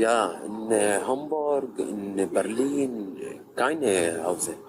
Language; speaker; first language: German; non-native, learner; Arabic